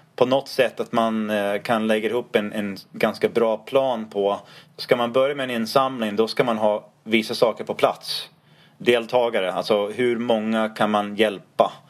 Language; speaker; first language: Swedish; non-native, fluent; English